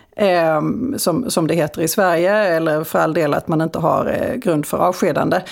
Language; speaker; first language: Swedish; native; Swedish